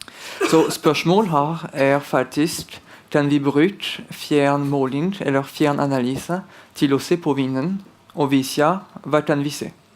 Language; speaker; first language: Norwegian; non-native, fluent; French